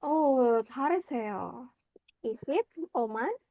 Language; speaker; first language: Korean; non-native, fluent; Indonesian